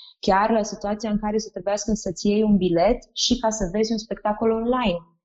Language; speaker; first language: Romanian; native; Romanian